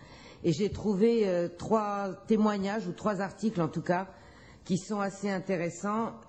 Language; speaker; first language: French; native; French